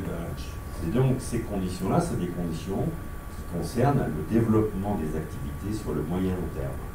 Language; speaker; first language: French; native; French